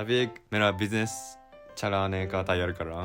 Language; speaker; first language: Hindi; non-native, learner; Japanese